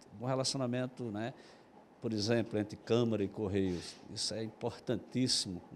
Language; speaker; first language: Portuguese; native; Portuguese